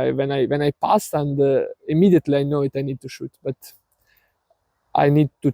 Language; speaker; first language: English; non-native, learner; Serbian